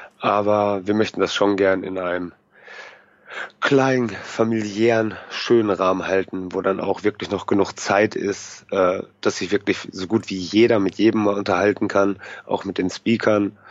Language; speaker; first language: German; native; German